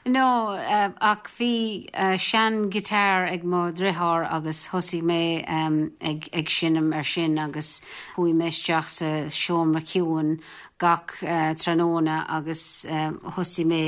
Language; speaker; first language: Irish; non-native, local second language; English